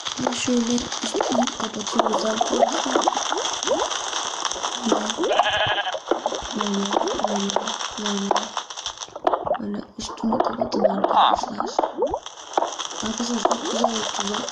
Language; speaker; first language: Turkish; native; Turkish